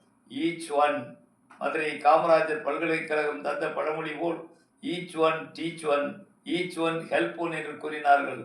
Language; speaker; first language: Tamil; native; Tamil